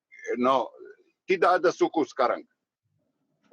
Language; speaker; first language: Indonesian; non-native, learner; Hebrew